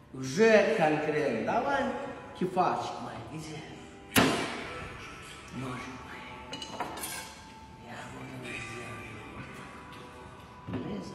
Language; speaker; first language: Russian; non-native, learner; Turkmen